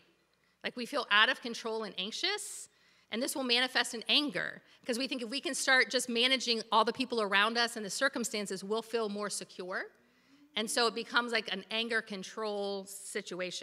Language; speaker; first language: English; native; English